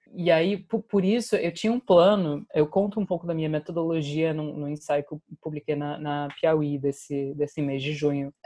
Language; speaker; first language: Portuguese; non-native, fluent; English